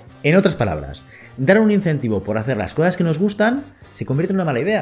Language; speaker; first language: Spanish; native; Spanish